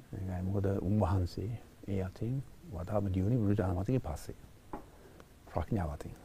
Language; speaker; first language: Sinhala; non-native, fluent; English